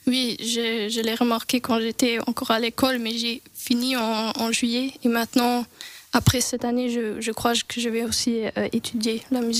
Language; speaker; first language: French; non-native, local second language; English